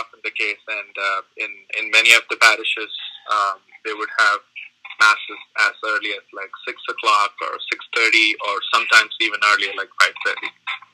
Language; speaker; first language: English; non-native, local second language; Malayalam